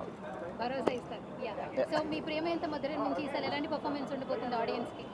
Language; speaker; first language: Telugu; native; Telugu